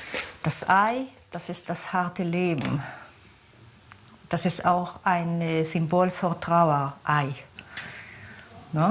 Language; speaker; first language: German; non-native, fluent; Hebrew